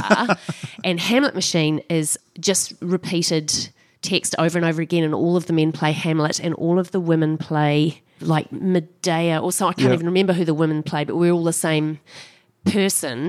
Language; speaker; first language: English; native; English